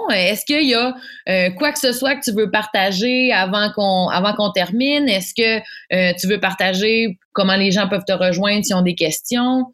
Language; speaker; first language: French; native; French